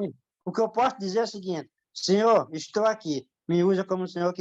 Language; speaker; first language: Portuguese; native; Portuguese